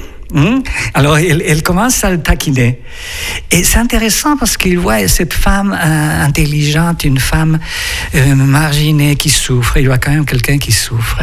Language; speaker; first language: French; non-native, fluent; Spanish